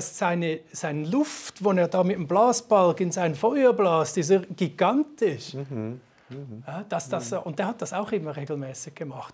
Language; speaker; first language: German; native; German